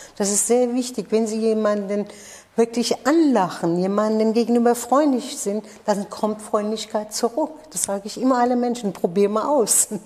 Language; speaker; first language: German; non-native, fluent; Persian